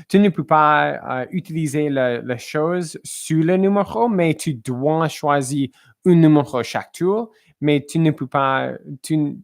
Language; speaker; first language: French; non-native, learner; English